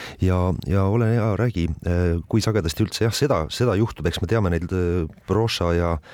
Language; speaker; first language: Estonian; native; Estonian